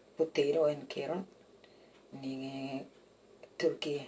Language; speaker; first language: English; non-native, learner; Indonesian